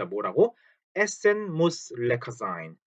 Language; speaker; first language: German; non-native, fluent; Korean